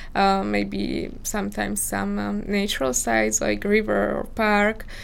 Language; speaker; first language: English; non-native, fluent; Slovak